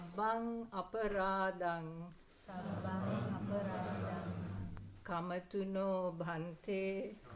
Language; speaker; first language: English; non-native, local second language; Sinhala